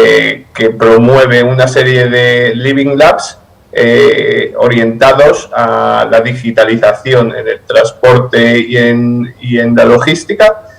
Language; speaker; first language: Spanish; native; Spanish